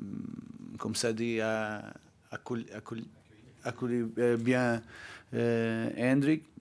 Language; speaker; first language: French; non-native, fluent; Portuguese